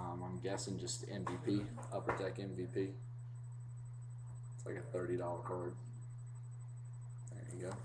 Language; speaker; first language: English; native; English